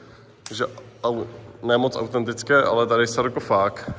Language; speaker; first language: Czech; native; Czech